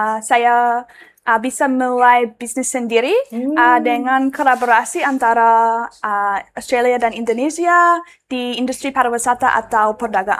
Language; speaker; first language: Indonesian; non-native, learner; English